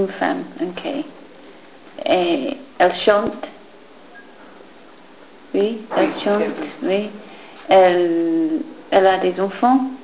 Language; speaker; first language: French; non-native, fluent; English